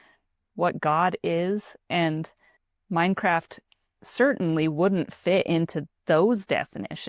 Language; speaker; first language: English; native; English